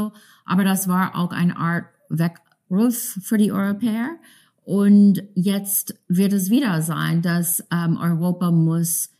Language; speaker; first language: German; non-native, fluent; English